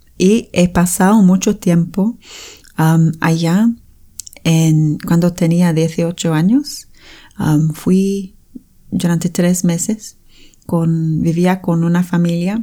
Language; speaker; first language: Spanish; non-native, fluent; English